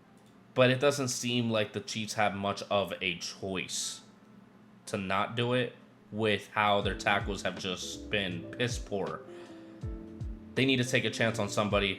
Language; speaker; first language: English; native; English